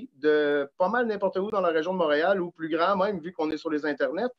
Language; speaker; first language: French; native; French